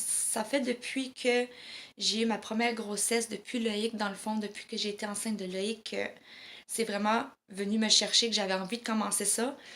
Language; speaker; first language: French; native; French